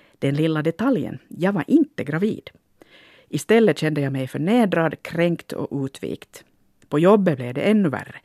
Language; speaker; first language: Swedish; non-native, local second language; Finnish